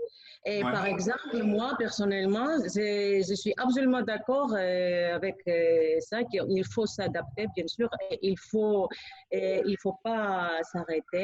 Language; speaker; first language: French; non-native, fluent; Greek